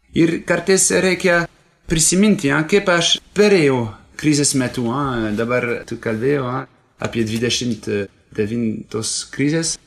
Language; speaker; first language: Lithuanian; non-native, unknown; French